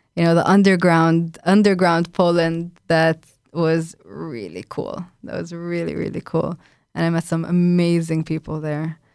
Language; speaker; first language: English; non-native, fluent; Arabic